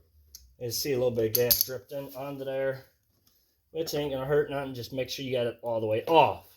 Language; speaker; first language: English; native; English